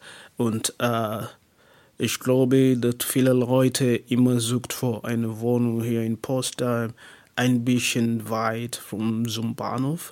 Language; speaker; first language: German; non-native, learner; English